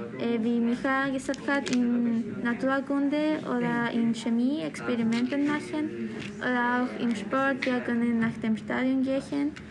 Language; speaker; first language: German; non-native, learner; Spanish